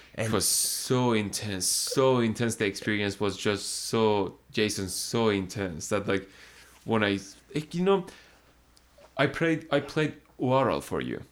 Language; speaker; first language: English; non-native, fluent; Persian